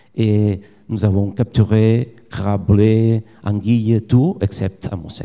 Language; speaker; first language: French; non-native, learner; Catalan